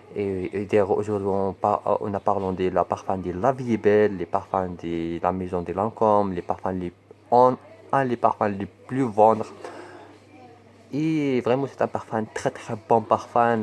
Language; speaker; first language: French; non-native, learner; Arabic